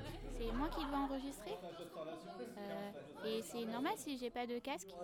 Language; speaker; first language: French; native; French